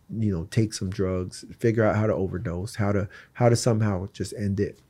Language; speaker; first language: English; native; English